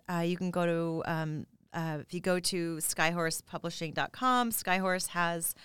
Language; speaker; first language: English; native; English